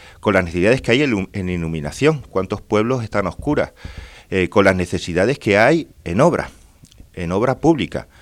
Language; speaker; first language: Spanish; native; Spanish